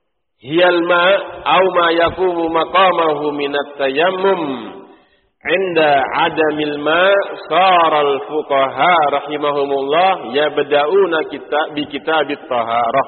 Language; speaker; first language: Arabic; non-native, fluent; Indonesian